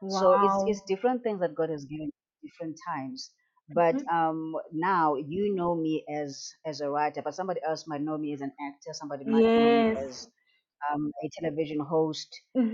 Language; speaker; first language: English; non-native, local second language; Xhosa